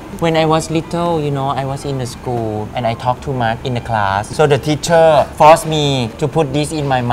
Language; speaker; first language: English; non-native, learner; Thai